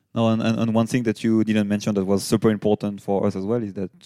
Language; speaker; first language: English; non-native, fluent; French